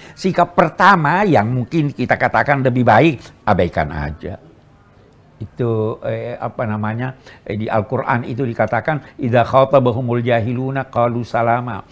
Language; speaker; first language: Indonesian; native; Indonesian